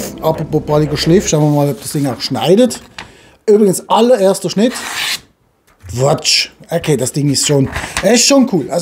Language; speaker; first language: German; native; German